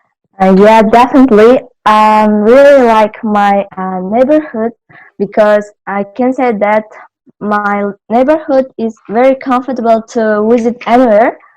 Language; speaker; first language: English; non-native, learner; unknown